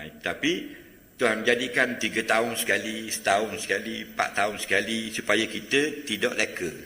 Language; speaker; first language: Malay; native; Malay